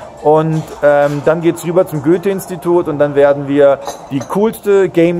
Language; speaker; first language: German; native; German